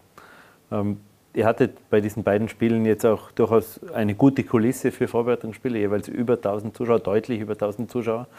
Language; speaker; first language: German; native; German